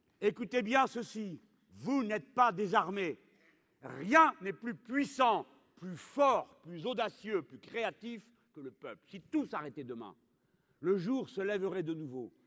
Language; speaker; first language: French; native; French